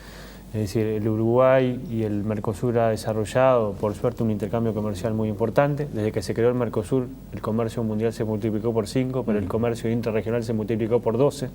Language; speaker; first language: Spanish; native; Spanish